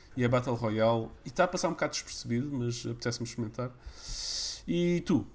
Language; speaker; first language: Portuguese; early bilingual, other home language; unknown